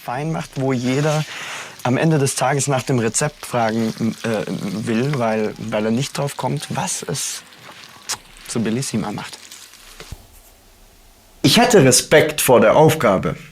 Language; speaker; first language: German; native; German